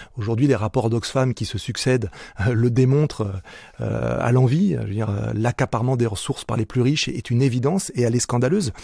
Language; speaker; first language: French; native; French